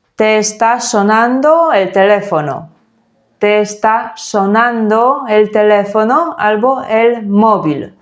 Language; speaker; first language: Spanish; non-native, fluent; Polish